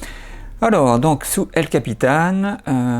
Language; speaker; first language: French; native; French